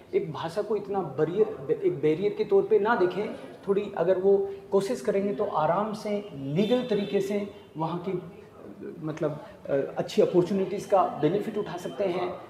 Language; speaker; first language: Hindi; native; Hindi